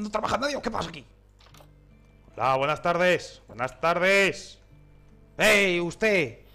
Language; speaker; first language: Spanish; native; Spanish